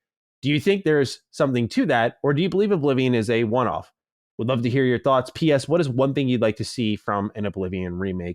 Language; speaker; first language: English; native; English